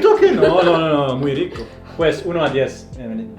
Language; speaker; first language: Spanish; non-native, fluent; German